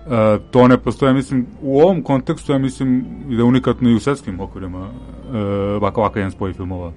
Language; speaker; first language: Serbian; native; Serbian